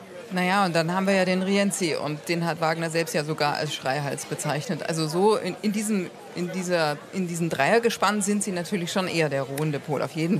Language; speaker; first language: German; native; German